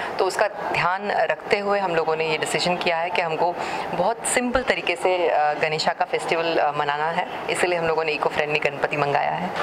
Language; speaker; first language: Hindi; non-native, local second language; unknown